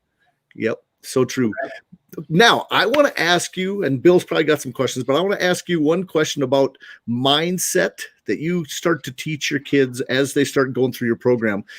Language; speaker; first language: English; native; English